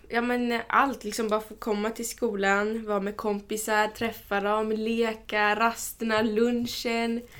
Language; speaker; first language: Swedish; early bilingual, other home language; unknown